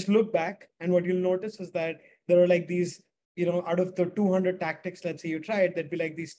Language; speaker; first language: English; non-native, local second language; Hindi